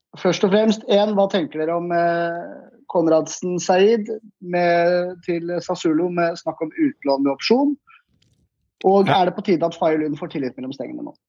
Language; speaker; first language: Norwegian; native; Norwegian